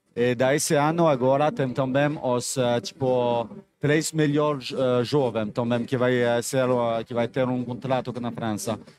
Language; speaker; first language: Portuguese; non-native, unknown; French